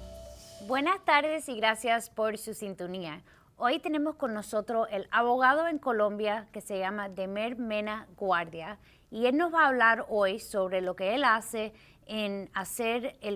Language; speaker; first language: Spanish; early bilingual, heritage; Spanish